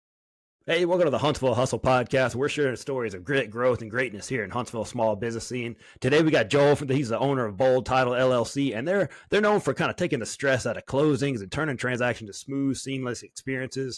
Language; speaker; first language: English; native; English